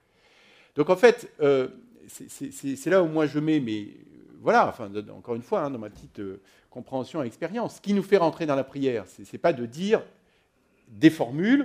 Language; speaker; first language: French; native; French